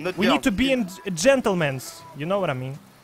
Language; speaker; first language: English; non-native, learner; Russian